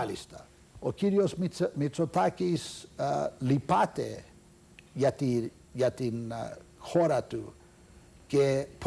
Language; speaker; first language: Greek; early bilingual, heritage; Greek